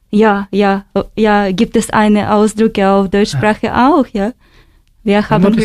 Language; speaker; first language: German; non-native, learner; Ukrainian